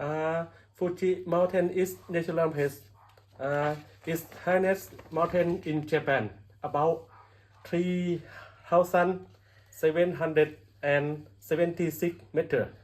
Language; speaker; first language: English; non-native, learner; Thai